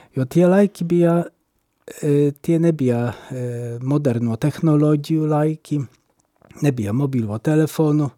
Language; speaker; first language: Latvian; non-native, fluent; Polish